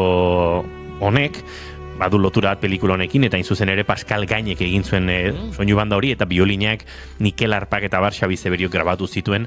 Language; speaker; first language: Basque; native; Basque